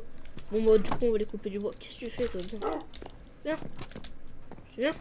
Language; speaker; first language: French; native; French